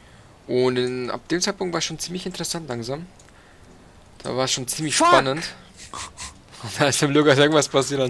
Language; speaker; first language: German; native; German